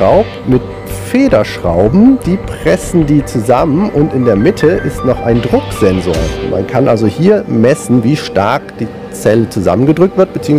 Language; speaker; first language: German; native; German